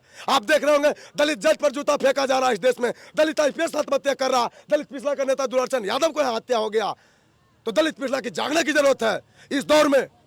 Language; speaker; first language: Hindi; native; Hindi